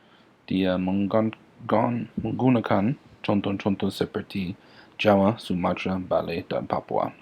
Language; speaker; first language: Indonesian; non-native, learner; English